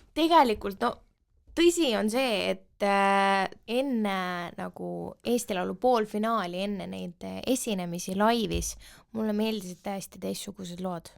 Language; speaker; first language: Estonian; non-native, local second language; Russian